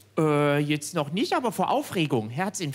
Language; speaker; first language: German; native; German